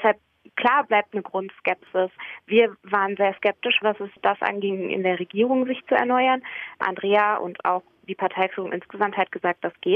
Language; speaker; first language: German; native; German